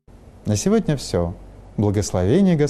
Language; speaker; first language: Russian; native; Russian